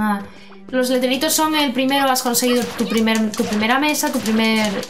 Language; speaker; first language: Spanish; native; Spanish